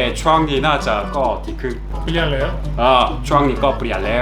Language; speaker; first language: Thai; non-native, learner; Korean